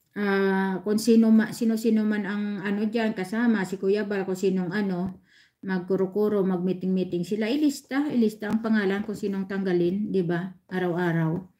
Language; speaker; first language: Filipino; non-native, local second language; Hiligaynon